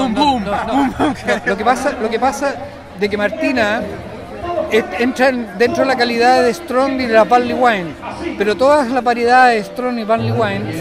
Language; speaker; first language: Spanish; native; Spanish